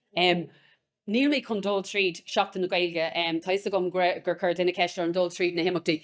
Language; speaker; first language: Irish; non-native, local second language; English